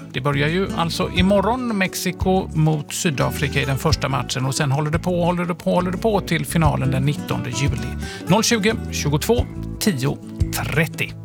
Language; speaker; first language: Swedish; native; Swedish